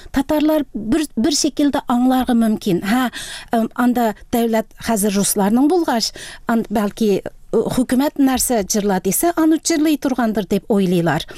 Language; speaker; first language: Tatar; early bilingual, heritage; Tatar